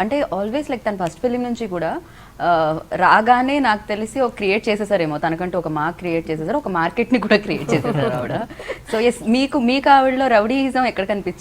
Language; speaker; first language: Telugu; native; Telugu